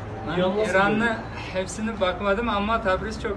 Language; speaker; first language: Turkish; non-native, learner; Uzbek